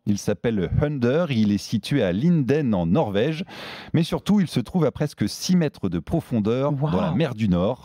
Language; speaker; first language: French; native; French